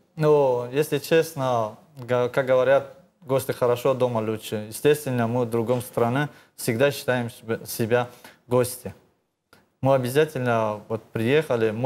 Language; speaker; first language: Russian; non-native, learner; Tajik